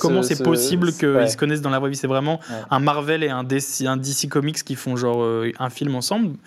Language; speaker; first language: French; native; French